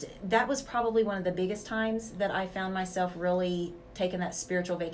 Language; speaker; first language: English; native; English